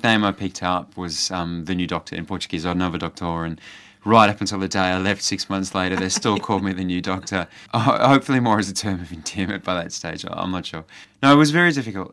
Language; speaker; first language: English; native; English